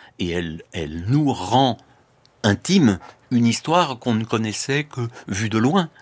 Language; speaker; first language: French; native; French